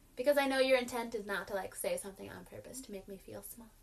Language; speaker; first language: English; early bilingual, other home language; Yoruba